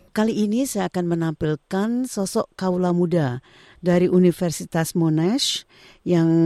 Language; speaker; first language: Indonesian; native; Indonesian